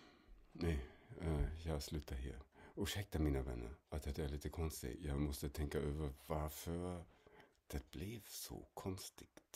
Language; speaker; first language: Swedish; non-native, fluent; German